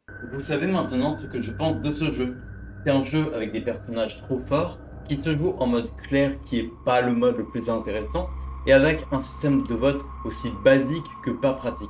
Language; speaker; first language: French; native; French